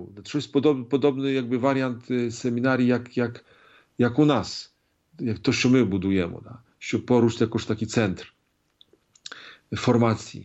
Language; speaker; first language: Polish; non-native, learner; Ukrainian